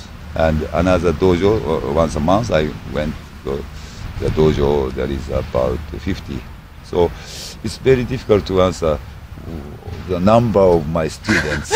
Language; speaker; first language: English; non-native, learner; Japanese